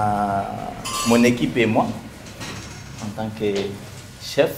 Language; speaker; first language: French; non-native, local second language; Bambara